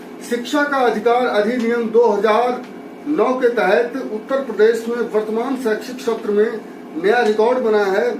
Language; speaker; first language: Hindi; native; Hindi